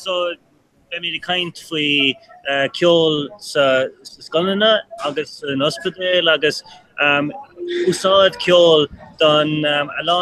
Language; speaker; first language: Irish; non-native, fluent; English